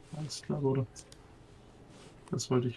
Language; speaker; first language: German; native; German